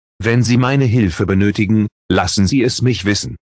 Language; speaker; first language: German; native; German